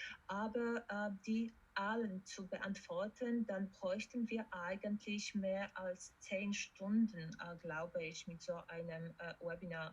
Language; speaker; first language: German; non-native, fluent; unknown